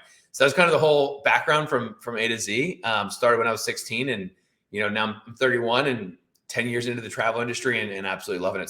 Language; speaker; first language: English; native; English